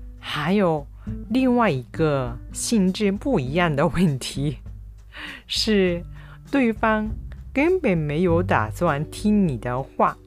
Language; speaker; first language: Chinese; non-native, fluent; Japanese